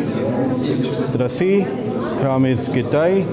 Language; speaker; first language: Russian; non-native, fluent; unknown